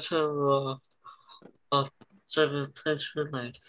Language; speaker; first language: Chinese; early bilingual, heritage; English